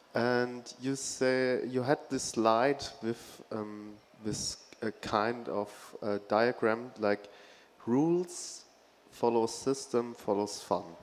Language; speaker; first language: English; non-native, fluent; German